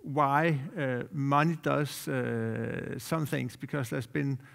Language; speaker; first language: English; non-native, fluent; Danish